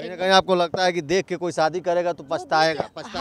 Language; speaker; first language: Hindi; native; Hindi